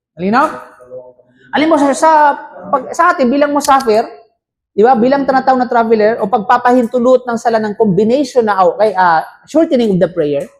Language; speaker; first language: Filipino; non-native, local second language; Cebuano